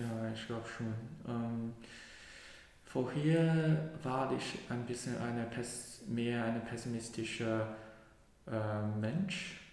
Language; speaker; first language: German; non-native, learner; Cantonese